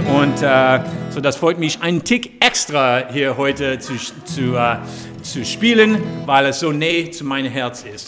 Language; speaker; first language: German; non-native, fluent; English